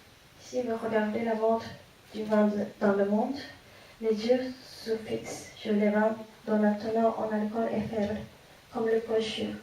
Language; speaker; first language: French; non-native, fluent; Japanese